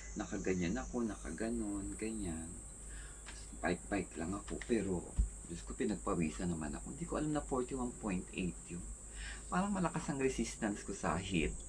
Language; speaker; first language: Filipino; native; Filipino